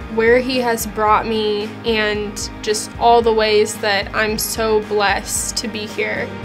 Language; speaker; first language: English; native; English